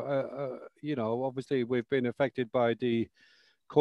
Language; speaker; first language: English; native; English